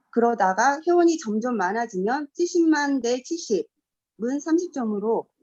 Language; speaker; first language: Korean; native; Korean